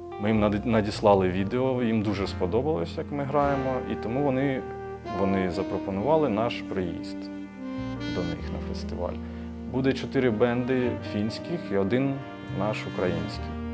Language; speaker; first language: Ukrainian; native; Ukrainian